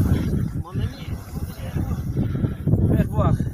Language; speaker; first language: French; non-native, learner; Ukrainian